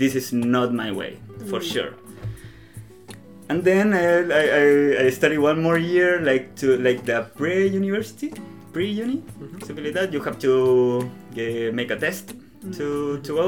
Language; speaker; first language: English; non-native, learner; Spanish